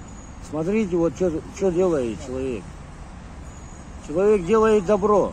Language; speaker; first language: Russian; non-native, learner; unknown